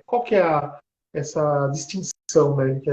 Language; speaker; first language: Portuguese; native; Portuguese